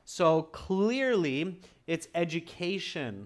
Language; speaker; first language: English; native; English